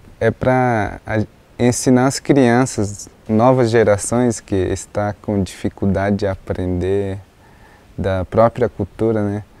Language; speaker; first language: Portuguese; non-native, local second language; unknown